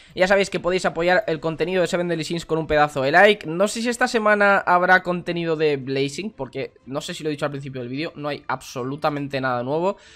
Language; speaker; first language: Spanish; native; Spanish